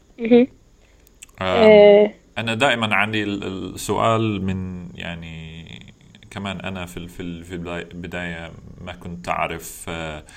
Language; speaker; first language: Arabic; non-native, learner; English